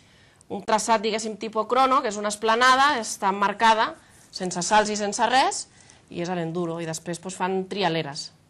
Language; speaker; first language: Catalan; native; Catalan